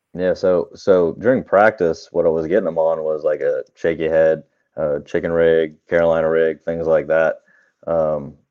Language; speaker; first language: English; native; English